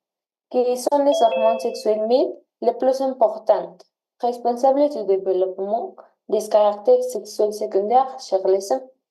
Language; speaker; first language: French; non-native, learner; Spanish